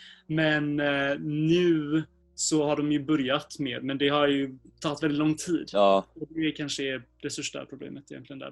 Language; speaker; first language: Swedish; native; Swedish